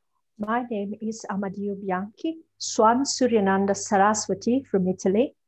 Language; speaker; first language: English; non-native, fluent; Italian